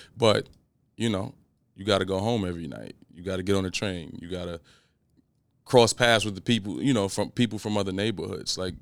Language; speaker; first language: English; native; English